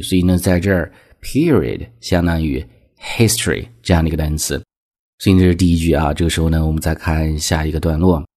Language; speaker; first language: Chinese; native; Chinese